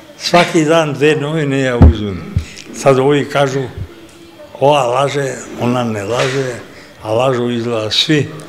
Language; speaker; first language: Serbian; native; Serbian